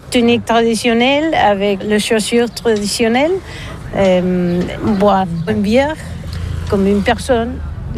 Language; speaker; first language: French; non-native, learner; Catalan